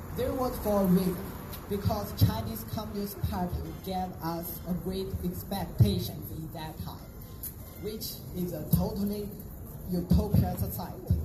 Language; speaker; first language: English; non-native, fluent; Chinese